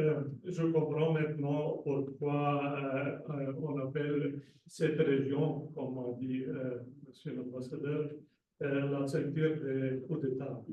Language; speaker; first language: French; non-native, fluent; Slovenian